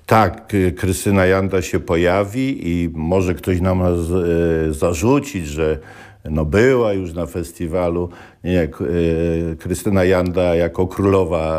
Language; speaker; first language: Polish; native; Polish